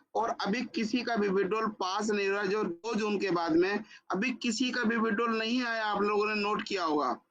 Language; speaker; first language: Hindi; native; Hindi